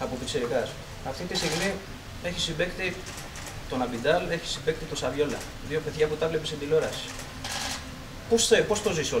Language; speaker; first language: Greek; native; Greek